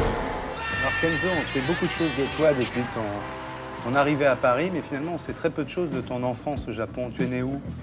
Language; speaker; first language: French; native; French